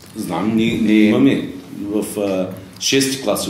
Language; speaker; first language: Bulgarian; native; Bulgarian